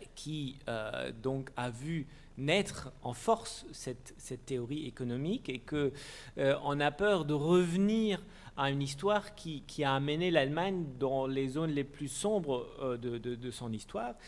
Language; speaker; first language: French; non-native, fluent; German